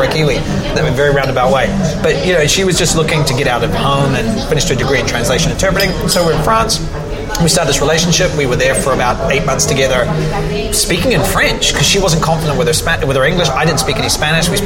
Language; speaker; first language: English; native; English